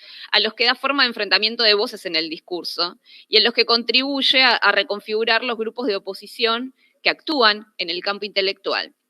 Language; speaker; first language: Spanish; native; Spanish